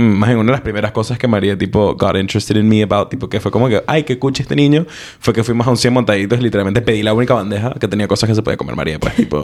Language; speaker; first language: Spanish; early bilingual, heritage; Spanish